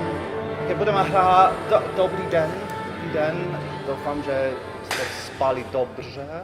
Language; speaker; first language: Czech; non-native, learner; English